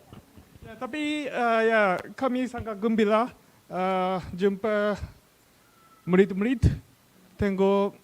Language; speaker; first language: Indonesian; non-native, learner; Japanese